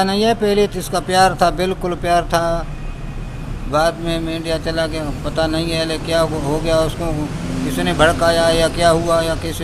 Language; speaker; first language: Hindi; non-native, local second language; Baluchi